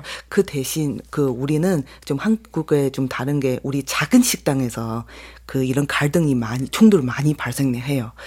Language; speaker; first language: Korean; non-native, fluent; Chinese